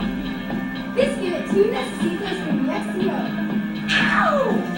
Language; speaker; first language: Spanish; non-native, learner; English